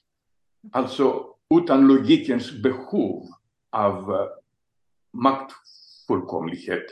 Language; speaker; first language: Swedish; non-native, fluent; Greek